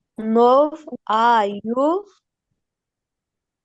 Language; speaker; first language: English; non-native, learner; Kyrgyz